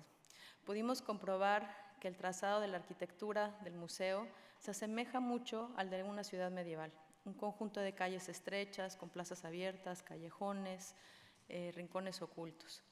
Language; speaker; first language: Spanish; native; Spanish